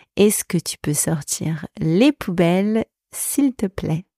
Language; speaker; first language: French; native; French